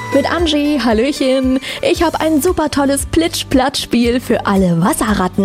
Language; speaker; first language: German; native; German